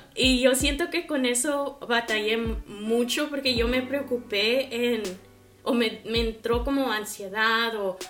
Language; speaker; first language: Spanish; early bilingual, heritage; Spanish